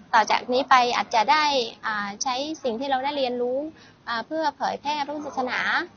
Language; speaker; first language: Thai; non-native, fluent; Vietnamese